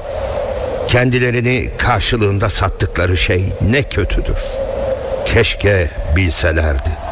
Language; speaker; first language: Turkish; native; Turkish